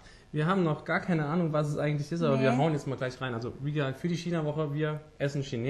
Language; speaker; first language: German; native; German